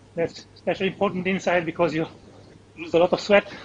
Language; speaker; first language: English; non-native, fluent; Slovenian